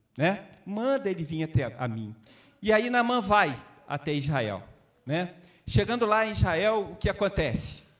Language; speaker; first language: Portuguese; native; Portuguese